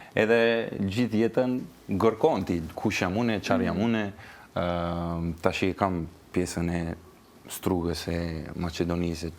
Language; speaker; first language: Albanian; non-native, learner; Turkish